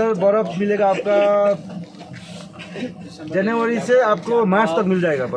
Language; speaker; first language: Hindi; non-native, local second language; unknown